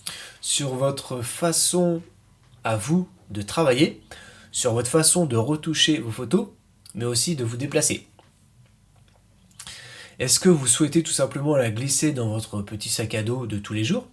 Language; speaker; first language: French; native; French